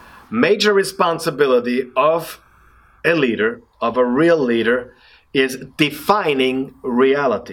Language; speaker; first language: English; non-native, fluent; German